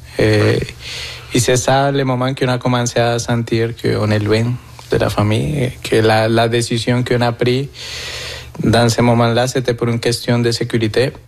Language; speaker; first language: French; non-native, fluent; Spanish